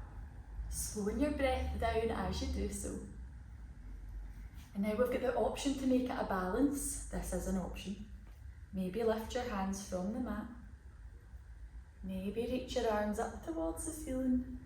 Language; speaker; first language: English; native; English